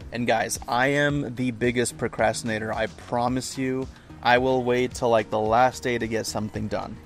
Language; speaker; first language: English; native; English